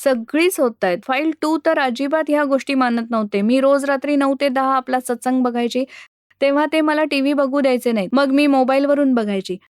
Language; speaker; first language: Marathi; non-native, local second language; Gujarati